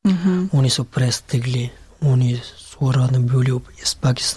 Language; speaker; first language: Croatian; non-native, learner; Pashto